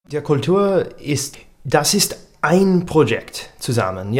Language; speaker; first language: German; non-native, learner; English